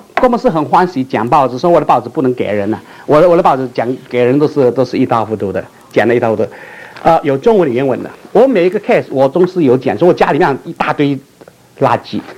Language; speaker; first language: Chinese; non-native, local second language; Min Nan Chinese